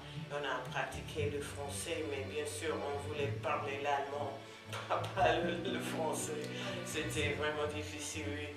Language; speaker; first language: French; non-native, fluent; English